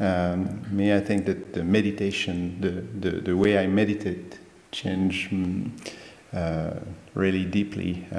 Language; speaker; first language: English; non-native, fluent; French